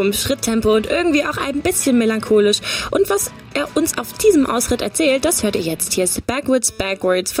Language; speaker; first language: German; native; German